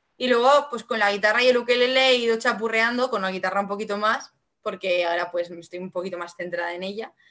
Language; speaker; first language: Spanish; non-native, local second language; Catalan